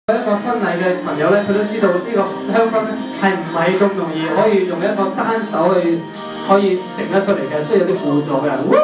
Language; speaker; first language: Cantonese; native; Cantonese